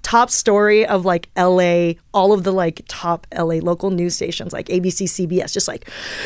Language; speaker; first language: English; early bilingual, other home language; Chinese